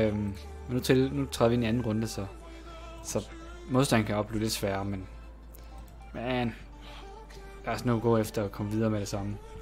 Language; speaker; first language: Danish; native; Danish